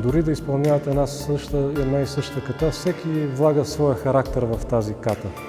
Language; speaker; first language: Bulgarian; native; Bulgarian